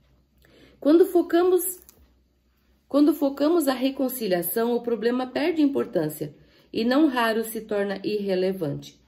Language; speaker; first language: Portuguese; native; Portuguese